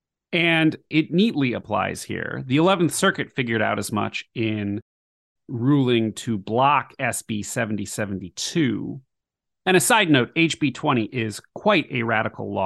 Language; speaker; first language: English; native; English